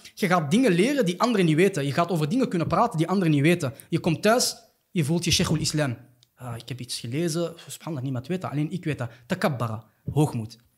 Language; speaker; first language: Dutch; early bilingual, other home language; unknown